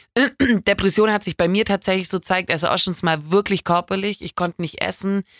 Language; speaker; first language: German; native; German